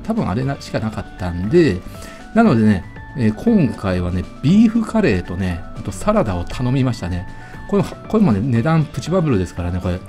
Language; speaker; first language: Japanese; native; Japanese